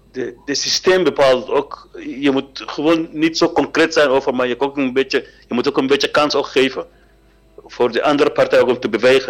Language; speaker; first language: Dutch; non-native, learner; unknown